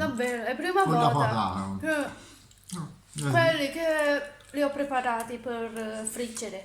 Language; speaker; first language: Italian; non-native, learner; Thai